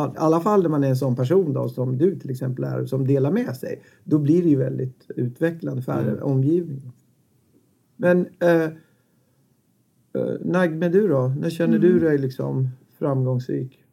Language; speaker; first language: Swedish; native; Swedish